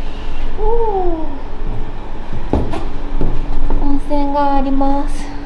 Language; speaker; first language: Japanese; native; Japanese